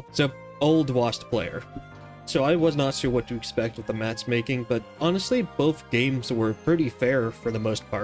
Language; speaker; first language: English; native; English